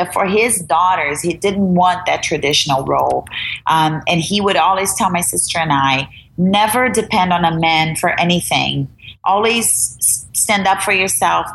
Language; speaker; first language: English; non-native, fluent; Portuguese